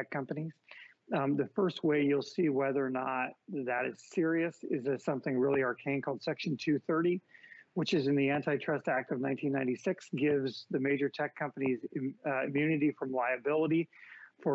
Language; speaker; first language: English; native; English